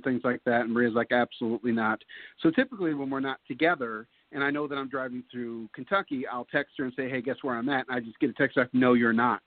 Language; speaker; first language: English; native; English